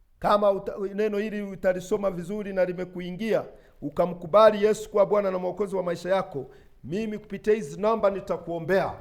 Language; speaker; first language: Swahili; non-native, local second language; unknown